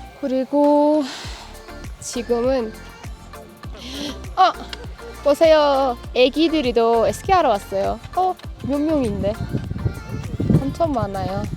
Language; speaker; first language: Korean; non-native, learner; Persian